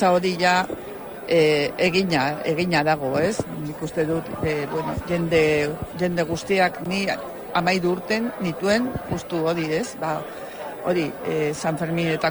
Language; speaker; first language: Basque; native; Basque